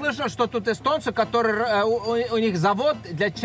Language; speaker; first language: Russian; non-native, learner; Estonian